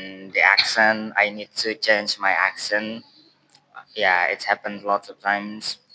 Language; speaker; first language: English; non-native, learner; Indonesian